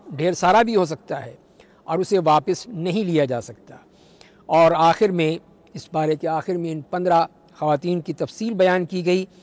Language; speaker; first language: Urdu; native; Urdu